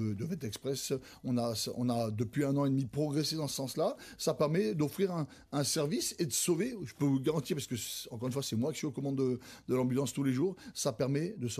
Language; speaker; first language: French; native; French